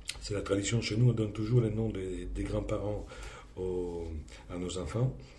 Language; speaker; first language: French; non-native, fluent; Greek